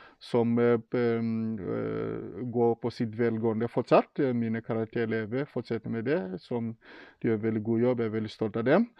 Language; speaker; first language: Norwegian; non-native, fluent; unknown